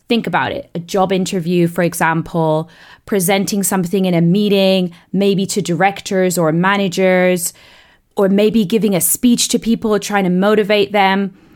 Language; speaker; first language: English; native; English